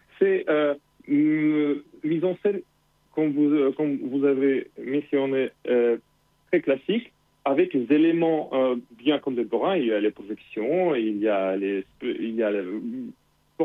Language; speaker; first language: French; non-native, fluent; Russian